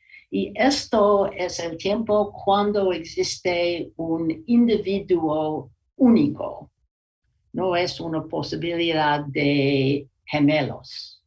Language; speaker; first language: Spanish; non-native, learner; English